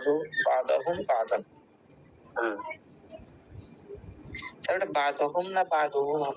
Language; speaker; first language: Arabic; non-native, learner; Bangla